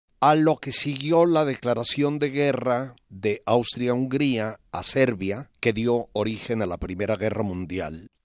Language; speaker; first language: Spanish; native; Spanish